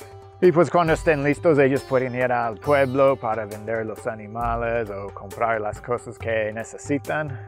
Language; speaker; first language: Spanish; non-native, fluent; English